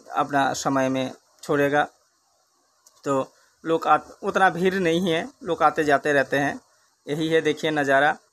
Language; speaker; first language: Hindi; non-native, local second language; Bangla